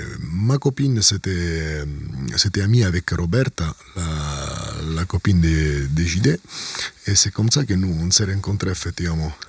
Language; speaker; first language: French; non-native, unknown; Italian